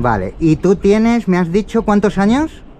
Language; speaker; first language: Spanish; native; Spanish